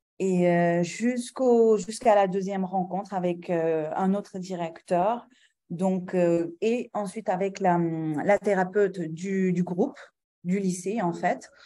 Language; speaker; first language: French; non-native, local second language; Arabic